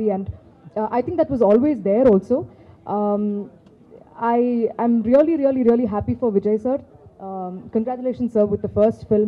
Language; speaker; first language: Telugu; non-native, fluent; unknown